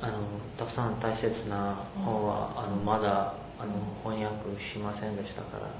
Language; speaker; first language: Japanese; non-native, learner; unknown